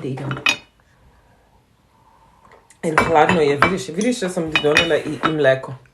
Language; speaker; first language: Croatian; non-native, fluent; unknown